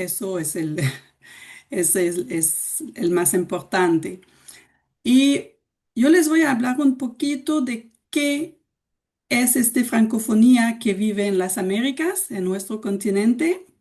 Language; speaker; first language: Spanish; non-native, fluent; French